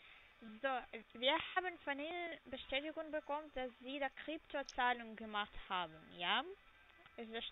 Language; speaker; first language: German; non-native, learner; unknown